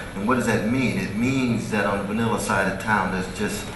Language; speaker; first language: English; native; English